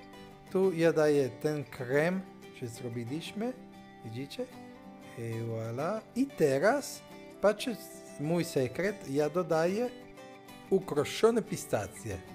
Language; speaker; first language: Polish; non-native, fluent; Italian